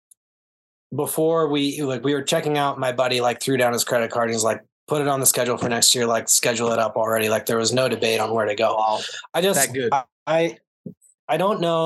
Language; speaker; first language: English; native; English